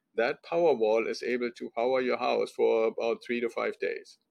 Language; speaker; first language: English; non-native, fluent; German